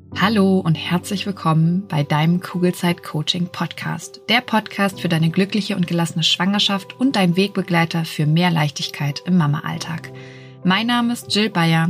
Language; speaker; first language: German; native; German